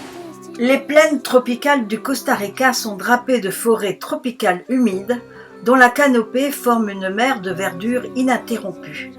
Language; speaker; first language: French; native; French